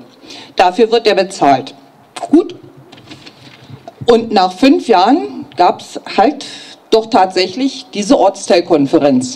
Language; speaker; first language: German; native; German